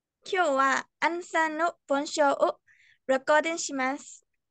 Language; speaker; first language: Japanese; non-native, learner; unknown